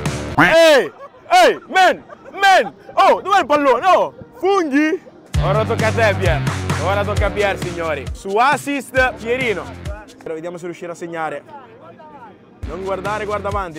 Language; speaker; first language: Italian; native; Italian